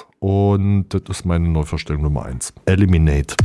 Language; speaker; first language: German; native; German